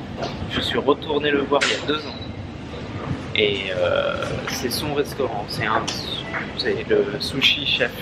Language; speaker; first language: French; native; French